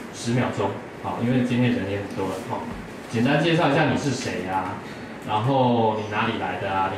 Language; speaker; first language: Chinese; native; Chinese